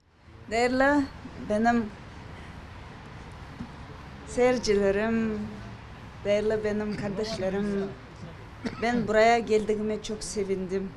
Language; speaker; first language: Turkish; non-native, learner; Kazakh